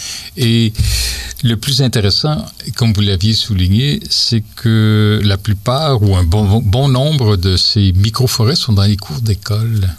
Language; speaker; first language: French; native; French